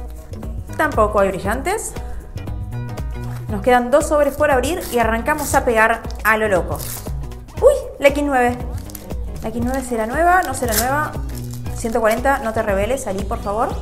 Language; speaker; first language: Spanish; native; Spanish